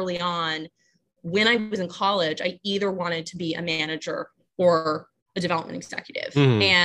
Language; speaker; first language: English; native; English